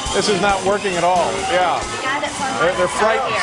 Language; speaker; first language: English; native; English